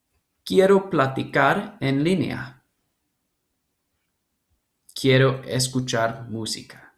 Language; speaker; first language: Spanish; non-native, fluent; English